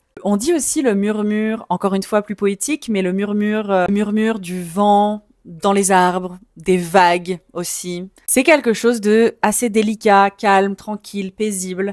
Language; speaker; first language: French; native; French